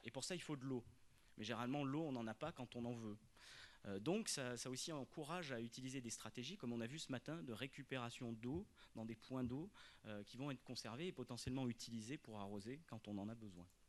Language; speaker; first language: French; native; French